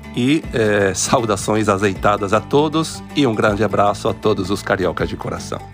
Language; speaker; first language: Portuguese; non-native, fluent; Italian